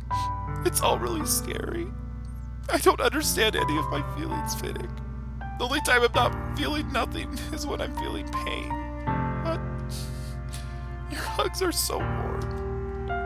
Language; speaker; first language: English; native; English